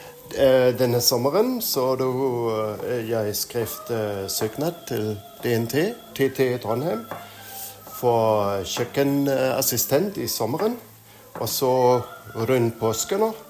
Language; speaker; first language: Norwegian; non-native, learner; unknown